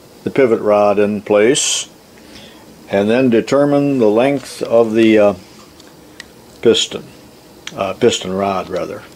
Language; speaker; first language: English; native; English